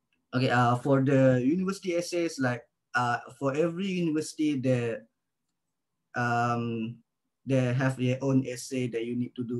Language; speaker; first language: English; non-native, local second language; Malay